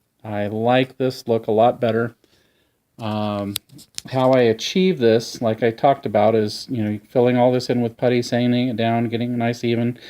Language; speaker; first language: English; native; English